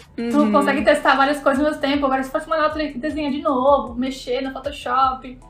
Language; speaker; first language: Portuguese; native; Portuguese